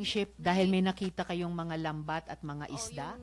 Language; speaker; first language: Filipino; native; Filipino